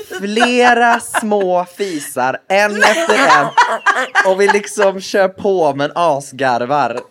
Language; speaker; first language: Swedish; native; Swedish